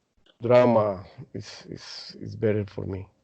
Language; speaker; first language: English; non-native, learner; Spanish